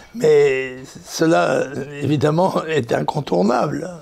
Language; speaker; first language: French; native; French